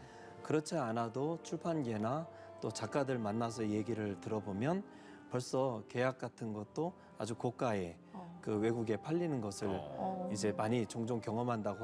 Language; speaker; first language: Korean; native; Korean